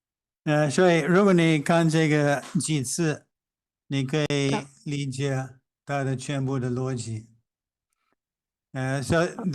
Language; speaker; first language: Chinese; non-native, fluent; English